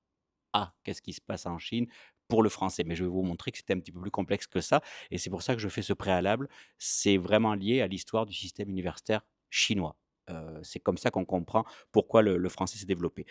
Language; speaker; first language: French; native; French